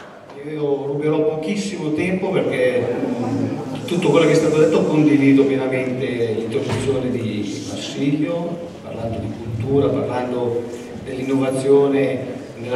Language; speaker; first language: Italian; native; Italian